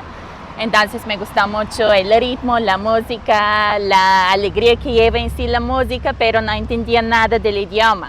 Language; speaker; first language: Spanish; non-native, fluent; Bulgarian